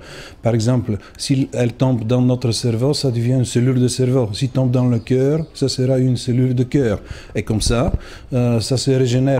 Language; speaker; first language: French; non-native, learner; Bulgarian